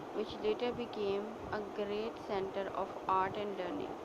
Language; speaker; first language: English; non-native, local second language; Urdu